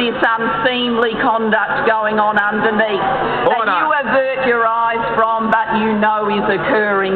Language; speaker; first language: English; native; English